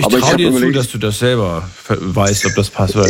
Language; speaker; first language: German; native; German